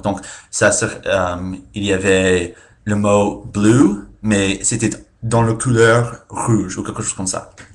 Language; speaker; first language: French; non-native, fluent; English